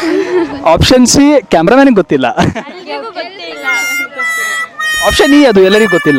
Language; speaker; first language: Kannada; non-native, local second language; Urdu